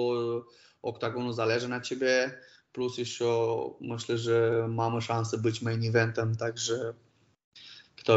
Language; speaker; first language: Polish; non-native, fluent; Romanian